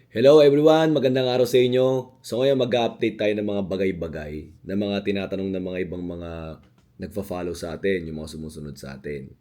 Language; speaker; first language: Filipino; native; Filipino